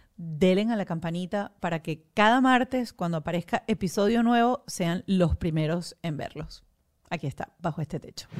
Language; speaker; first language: Spanish; native; Spanish